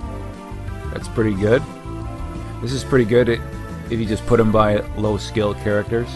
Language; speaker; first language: English; native; English